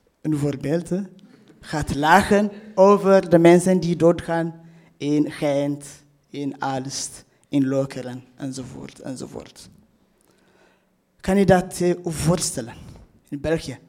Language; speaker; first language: Dutch; non-native, fluent; Tigrinya